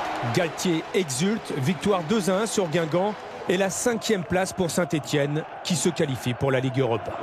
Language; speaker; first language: French; native; French